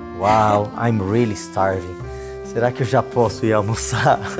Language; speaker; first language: Portuguese; native; Portuguese